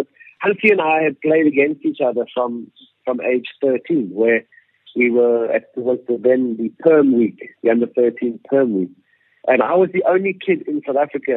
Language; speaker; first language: English; native; English